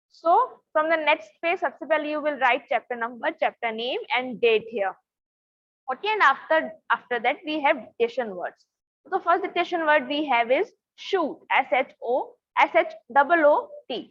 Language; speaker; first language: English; non-native, local second language; Hindi